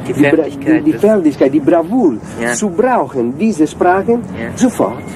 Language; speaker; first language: German; non-native, learner; Italian